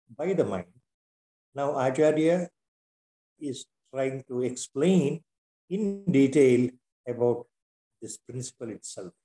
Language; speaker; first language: English; non-native, local second language; Kannada